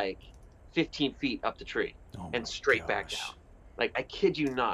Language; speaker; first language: English; native; English